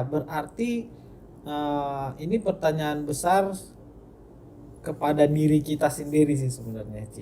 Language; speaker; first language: Indonesian; native; Indonesian